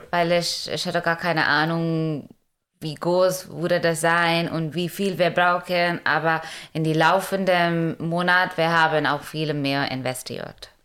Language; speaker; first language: German; non-native, learner; Hindi